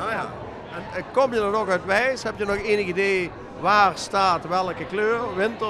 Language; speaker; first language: Dutch; native; Dutch